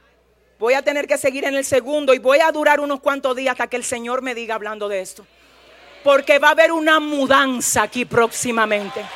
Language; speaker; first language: Spanish; native; Spanish